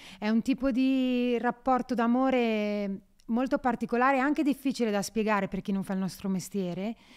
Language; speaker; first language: Italian; native; Italian